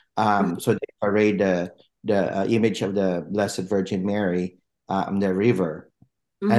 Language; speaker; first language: English; non-native, local second language; Filipino